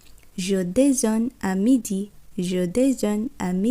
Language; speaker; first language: French; non-native, fluent; Bangla